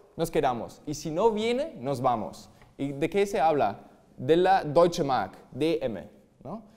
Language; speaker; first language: Spanish; non-native, fluent; German